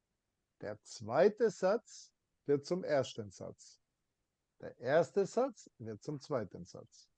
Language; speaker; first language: German; non-native, fluent; English